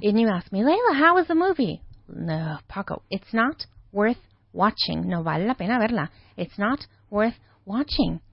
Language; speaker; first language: English; native; English